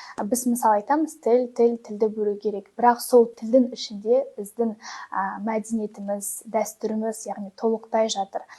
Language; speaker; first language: Kazakh; non-native, local second language; Russian